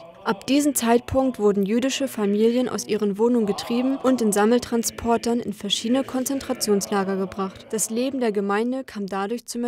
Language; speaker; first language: German; native; German